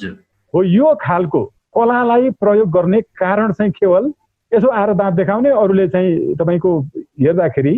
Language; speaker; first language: Nepali; native; Nepali